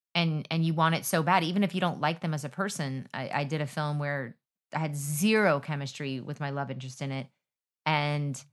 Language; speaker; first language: English; native; English